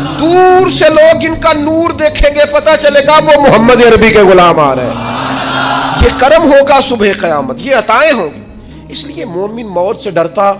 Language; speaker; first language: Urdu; non-native, local second language; Punjabi